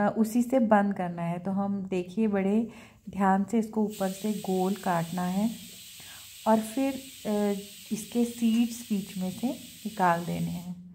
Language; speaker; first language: Hindi; native; Hindi